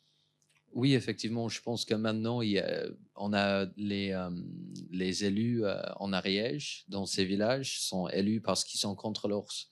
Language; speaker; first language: French; non-native, fluent; English